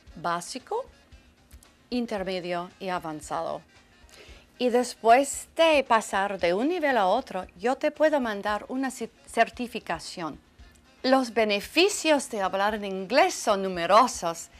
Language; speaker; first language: Spanish; non-native, fluent; English